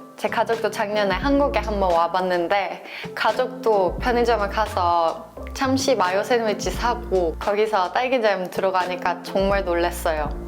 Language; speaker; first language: Korean; non-native, fluent; Norwegian